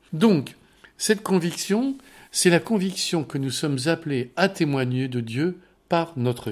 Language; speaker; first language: French; native; French